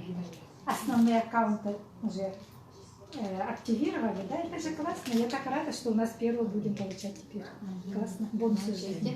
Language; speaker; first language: Russian; native; Russian